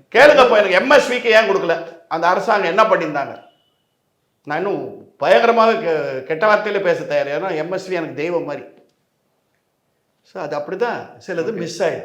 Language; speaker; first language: Tamil; native; Tamil